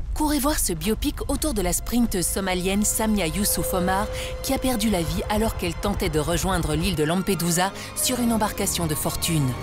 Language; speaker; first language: French; native; French